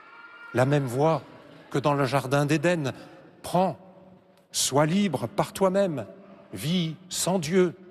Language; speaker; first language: French; native; French